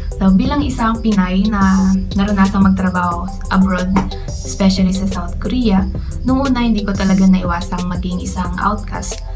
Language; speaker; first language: Filipino; native; Filipino